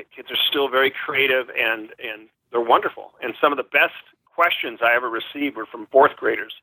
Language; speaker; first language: English; native; English